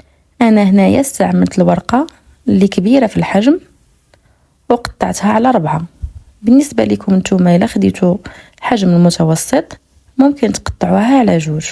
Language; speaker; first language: Arabic; native; Arabic